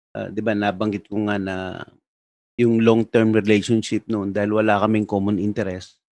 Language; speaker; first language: Filipino; native; Filipino